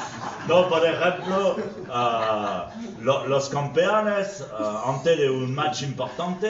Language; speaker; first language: Spanish; non-native, fluent; French